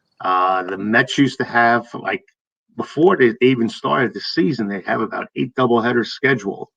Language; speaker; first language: English; native; English